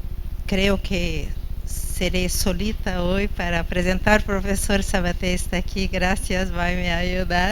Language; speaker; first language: Spanish; non-native, fluent; Portuguese